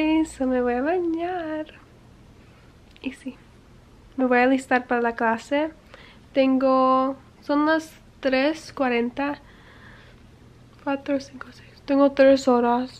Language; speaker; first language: Spanish; early bilingual, heritage; English